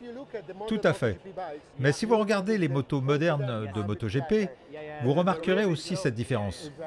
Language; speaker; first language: French; native; French